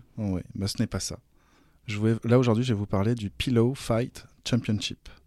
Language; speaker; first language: French; native; French